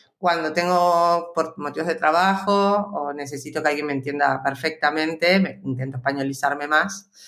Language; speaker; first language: Spanish; native; Spanish